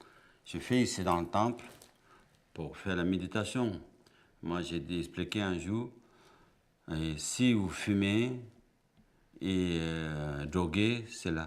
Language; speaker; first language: French; non-native, learner; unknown